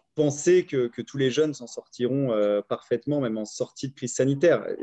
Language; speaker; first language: French; native; French